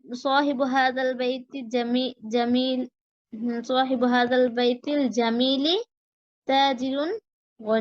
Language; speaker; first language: Arabic; non-native, learner; Bangla